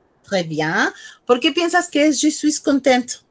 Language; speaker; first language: Spanish; native; Spanish